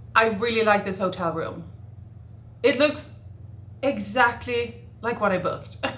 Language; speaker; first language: English; non-native, fluent; Swedish